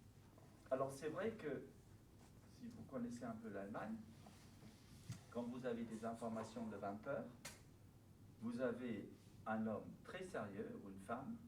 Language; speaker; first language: French; non-native, fluent; German